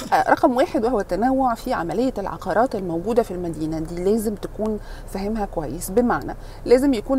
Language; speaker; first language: Arabic; native; Arabic